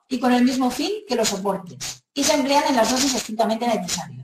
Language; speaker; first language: Spanish; non-native, local second language; Catalan